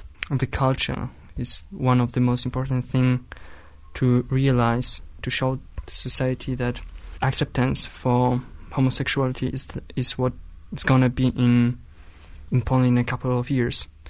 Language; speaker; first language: English; non-native, fluent; Polish